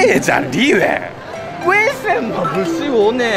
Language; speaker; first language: Chinese; non-native, learner; Japanese